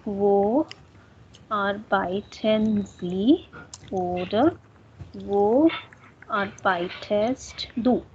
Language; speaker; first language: German; non-native, learner; Hindi